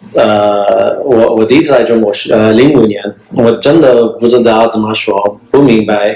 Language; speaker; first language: Chinese; non-native, learner; English